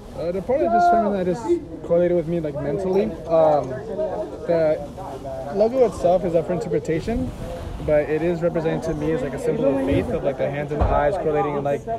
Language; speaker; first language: English; native; English